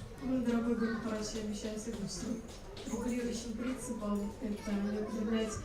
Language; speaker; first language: Russian; native; Russian